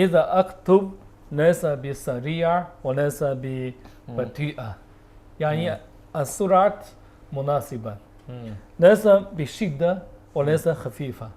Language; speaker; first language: Arabic; non-native, learner; Chinese